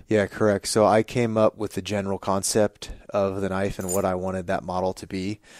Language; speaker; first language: English; native; English